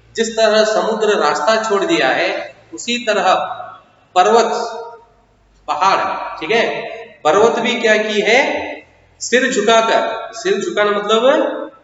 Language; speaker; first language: Hindi; non-native, local second language; Kannada